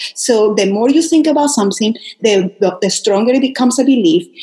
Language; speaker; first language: English; non-native, fluent; Spanish